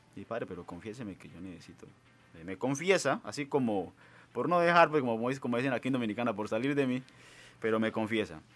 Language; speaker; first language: Spanish; native; Spanish